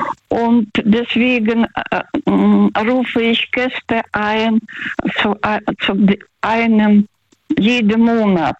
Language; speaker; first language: German; early bilingual, heritage; German